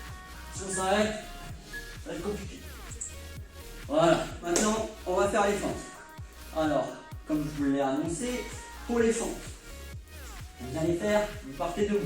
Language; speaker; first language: French; native; French